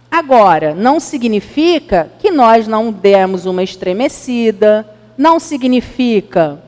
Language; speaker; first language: Portuguese; native; Portuguese